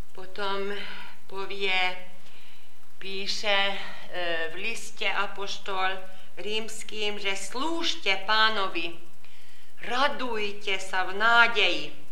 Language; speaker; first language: Slovak; early bilingual, heritage; Slovak